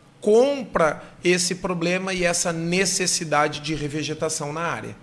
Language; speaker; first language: Portuguese; native; Portuguese